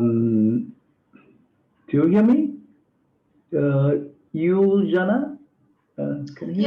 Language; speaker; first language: English; non-native, fluent; Vietnamese